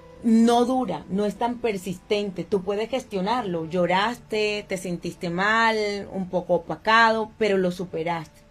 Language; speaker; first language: Spanish; native; Spanish